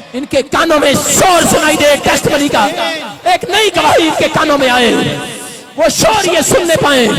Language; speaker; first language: Hindi; non-native, local second language; Punjabi